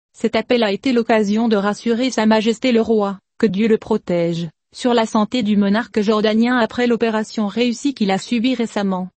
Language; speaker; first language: French; non-native, local second language; Arabic